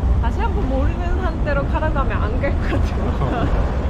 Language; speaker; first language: Korean; non-native, fluent; Japanese